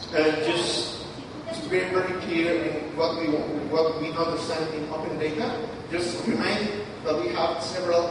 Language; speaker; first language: English; non-native, fluent; Spanish